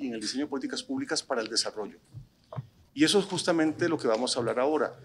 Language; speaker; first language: Spanish; native; Spanish